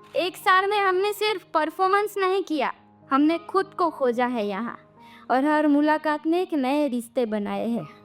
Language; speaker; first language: Hindi; non-native, local second language; Gujarati